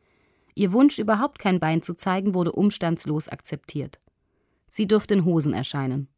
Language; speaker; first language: German; native; German